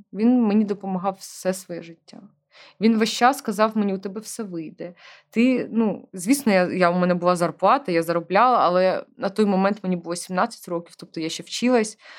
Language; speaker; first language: Ukrainian; non-native, local second language; Russian